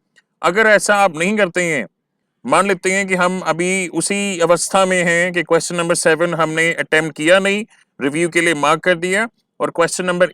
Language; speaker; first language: Hindi; native; Hindi